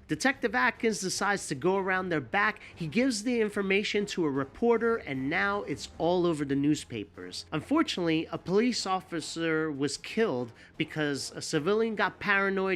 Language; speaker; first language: English; native; English